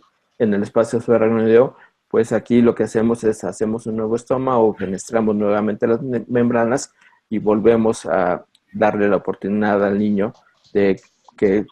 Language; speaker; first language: Spanish; native; Spanish